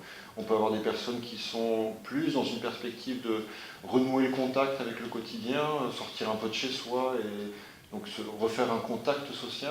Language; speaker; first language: French; native; French